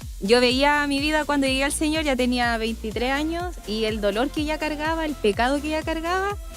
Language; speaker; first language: Spanish; native; Spanish